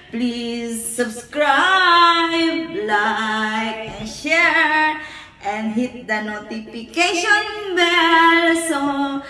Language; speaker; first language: English; non-native, local second language; Filipino